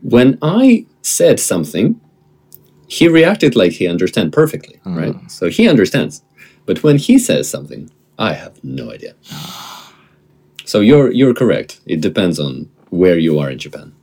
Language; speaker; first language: English; non-native, fluent; Russian